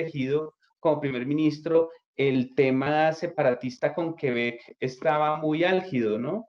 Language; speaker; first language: Spanish; native; Spanish